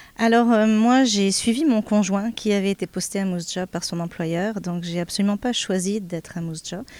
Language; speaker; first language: French; native; French